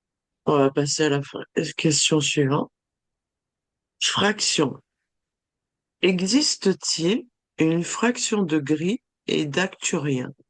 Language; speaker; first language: French; native; French